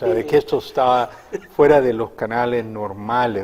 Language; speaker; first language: Spanish; native; Spanish